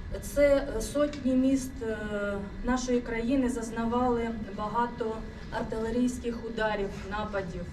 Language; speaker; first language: Ukrainian; non-native, local second language; Russian